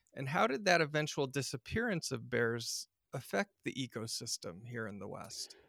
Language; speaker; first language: English; native; English